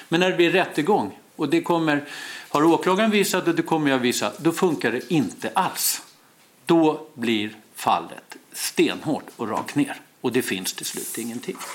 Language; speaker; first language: Swedish; native; Swedish